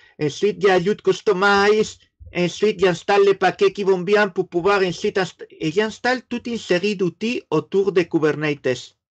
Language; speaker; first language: French; non-native, fluent; Spanish